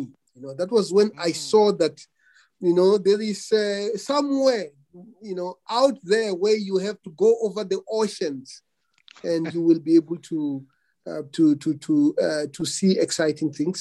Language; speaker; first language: English; non-native, local second language; Venda